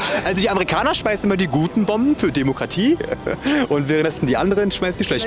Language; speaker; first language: German; native; German